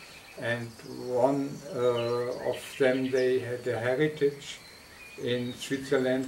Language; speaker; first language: English; non-native, fluent; German